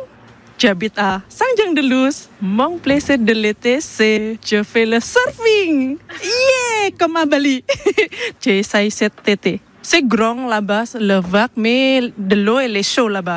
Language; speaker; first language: French; non-native, learner; Indonesian